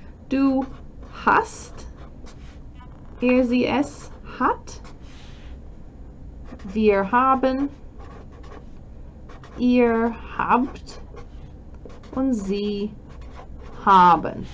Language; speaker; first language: German; non-native, fluent; English